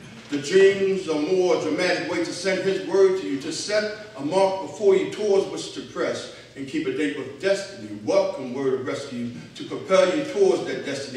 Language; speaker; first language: English; native; English